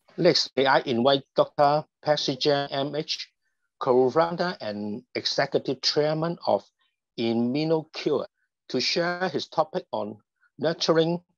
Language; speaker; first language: English; non-native, local second language; Cantonese